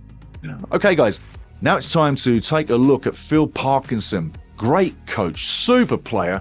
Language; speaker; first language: English; native; English